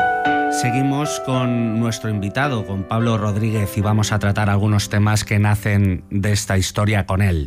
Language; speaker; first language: Spanish; native; Spanish